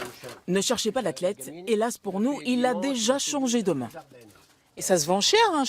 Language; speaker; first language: French; native; French